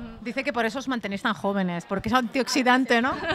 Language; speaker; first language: Spanish; native; Spanish